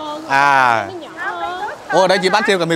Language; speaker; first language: Vietnamese; native; Vietnamese